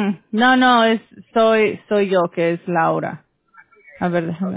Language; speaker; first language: Spanish; early bilingual, heritage; Spanish